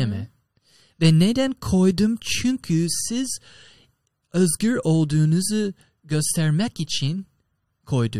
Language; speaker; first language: Turkish; non-native, learner; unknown